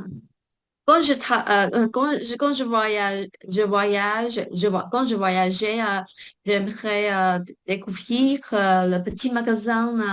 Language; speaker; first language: French; non-native, fluent; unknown